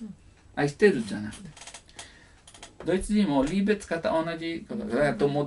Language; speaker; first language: Japanese; non-native, learner; Italian